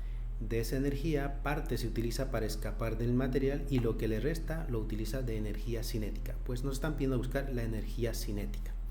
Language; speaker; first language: Spanish; native; Spanish